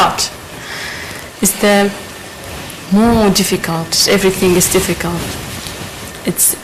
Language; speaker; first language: English; non-native, learner; Arabic